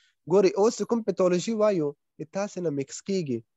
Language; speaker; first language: English; non-native, fluent; Pashto